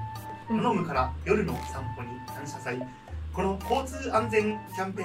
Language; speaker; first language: Japanese; native; Japanese